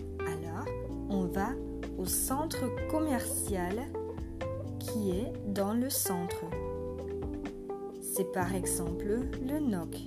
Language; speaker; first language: French; non-native, fluent; German